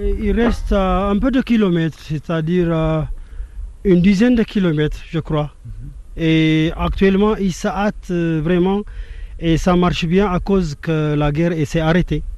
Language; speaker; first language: French; non-native, fluent; Tigrinya